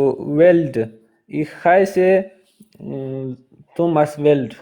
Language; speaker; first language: German; non-native, learner; Pashto